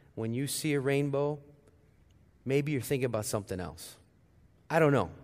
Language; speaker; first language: English; native; English